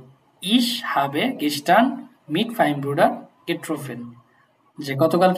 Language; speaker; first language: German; non-native, fluent; Bangla